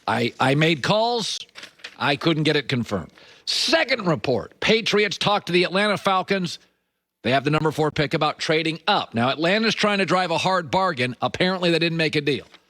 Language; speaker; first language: English; native; English